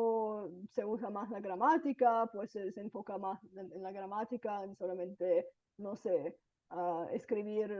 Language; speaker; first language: Spanish; non-native, fluent; Bulgarian